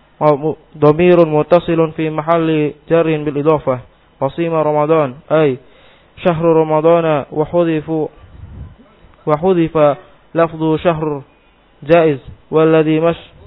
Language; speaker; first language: Arabic; non-native, learner; Indonesian